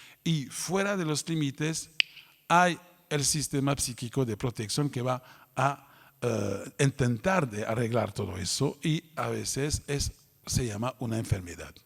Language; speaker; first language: Spanish; non-native, fluent; French